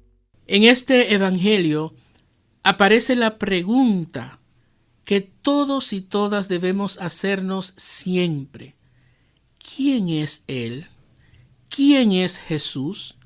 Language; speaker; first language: Spanish; native; Spanish